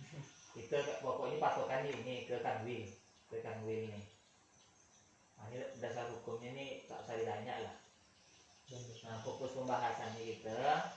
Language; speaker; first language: Malay; native; Malay